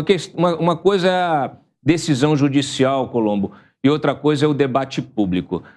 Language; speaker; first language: Portuguese; native; Portuguese